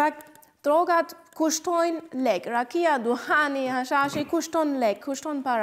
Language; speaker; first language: Albanian; non-native, fluent; German